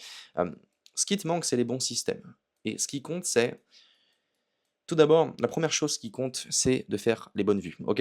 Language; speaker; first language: French; native; French